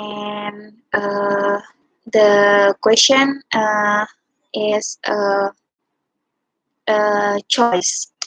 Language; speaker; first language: English; non-native, learner; Indonesian